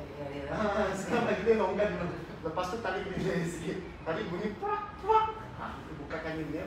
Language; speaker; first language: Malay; non-native, local second language; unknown